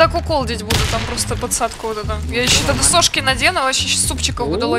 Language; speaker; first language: Russian; native; Russian